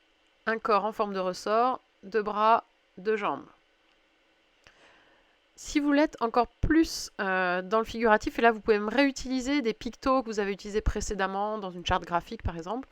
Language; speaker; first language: French; native; French